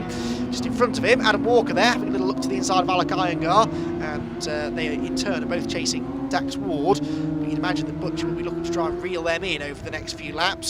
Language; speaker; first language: English; native; English